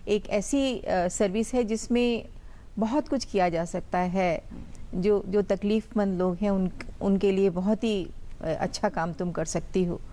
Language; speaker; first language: Hindi; native; Hindi